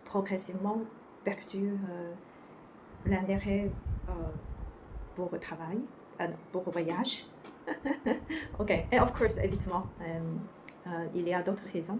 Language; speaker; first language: French; non-native, learner; Chinese